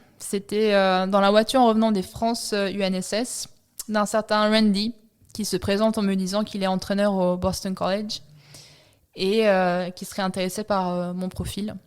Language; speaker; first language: French; early bilingual, other home language; Italian